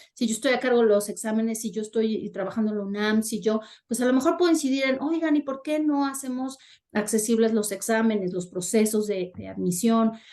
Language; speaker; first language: Spanish; native; Spanish